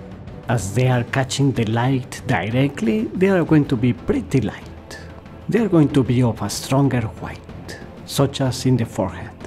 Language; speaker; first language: English; non-native, fluent; Spanish